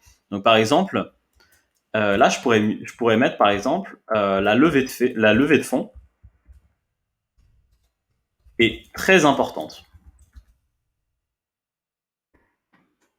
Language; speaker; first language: French; native; French